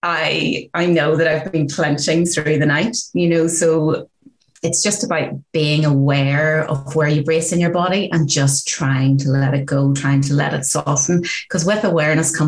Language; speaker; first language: English; native; English